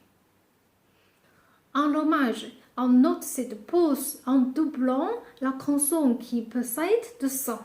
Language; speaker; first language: French; non-native, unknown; Japanese